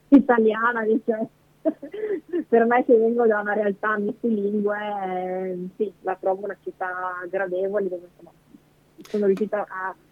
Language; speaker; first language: Italian; native; Italian